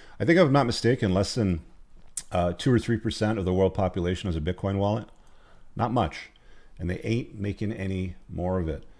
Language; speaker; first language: English; native; English